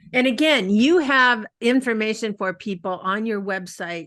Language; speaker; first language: English; native; English